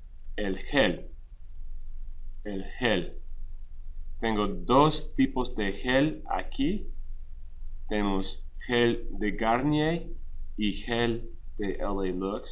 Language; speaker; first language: Spanish; non-native, fluent; English